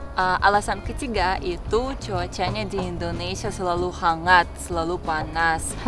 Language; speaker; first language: Indonesian; non-native, fluent; Russian